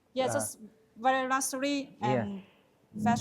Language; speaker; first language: English; non-native, learner; Chinese